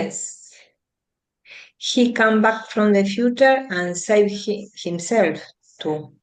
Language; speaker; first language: English; non-native, learner; Spanish